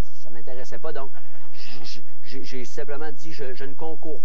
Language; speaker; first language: French; native; French